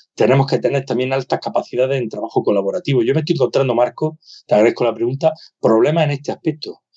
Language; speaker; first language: Spanish; native; Spanish